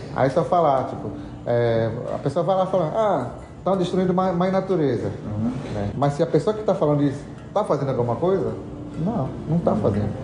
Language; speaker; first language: Portuguese; non-native, local second language; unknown